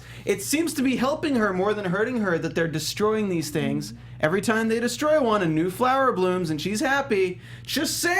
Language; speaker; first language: English; native; English